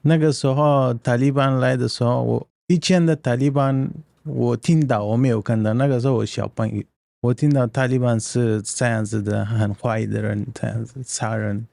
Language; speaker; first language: Chinese; non-native, learner; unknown